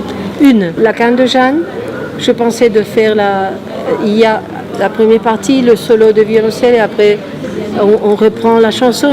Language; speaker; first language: French; non-native, fluent; Spanish